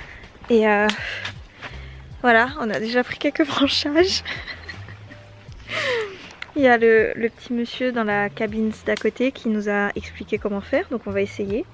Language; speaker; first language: French; native; French